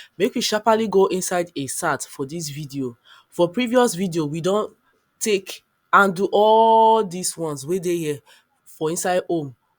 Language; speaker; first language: Nigerian Pidgin; non-native, local second language; Yoruba